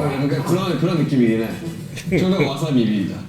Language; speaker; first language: Korean; native; Korean